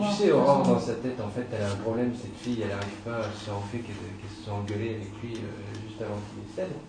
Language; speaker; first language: French; native; French